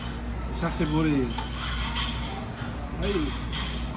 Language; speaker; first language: Japanese; non-native, learner; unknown